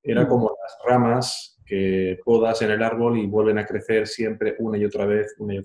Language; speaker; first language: Spanish; native; Spanish